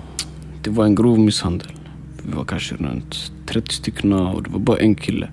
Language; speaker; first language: Swedish; early bilingual, other home language; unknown